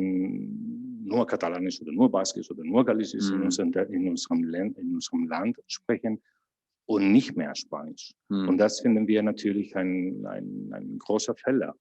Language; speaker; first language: German; non-native, fluent; Spanish